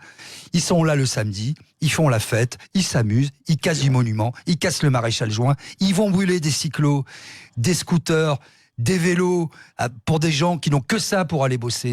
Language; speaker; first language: French; native; French